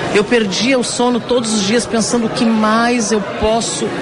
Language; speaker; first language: Portuguese; native; Portuguese